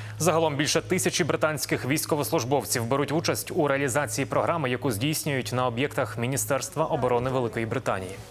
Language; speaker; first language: Ukrainian; native; Ukrainian